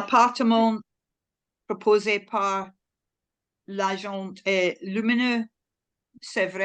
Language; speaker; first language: French; non-native, learner; English